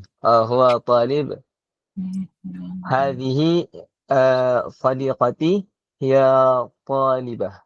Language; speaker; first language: Arabic; non-native, learner; Malay